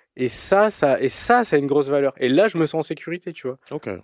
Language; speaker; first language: French; native; French